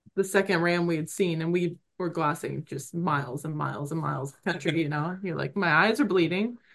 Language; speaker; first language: English; native; English